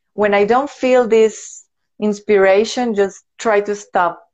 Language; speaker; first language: English; non-native, learner; Spanish